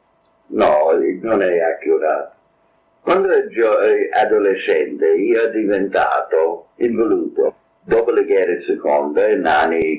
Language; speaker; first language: Italian; non-native, fluent; English